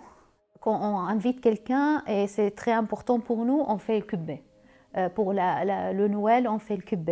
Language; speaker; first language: French; non-native, learner; Arabic